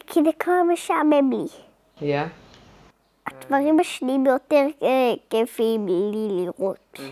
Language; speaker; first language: Hebrew; early bilingual, other home language; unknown